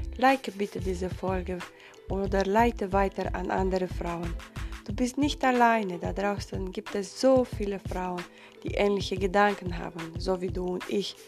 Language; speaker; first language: German; non-native, fluent; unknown